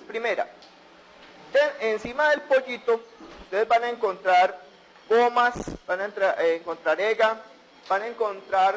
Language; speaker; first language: Spanish; native; Spanish